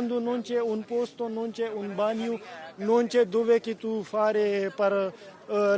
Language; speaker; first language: Italian; non-native, learner; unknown